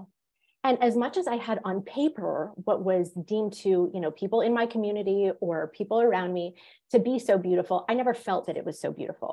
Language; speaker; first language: English; native; English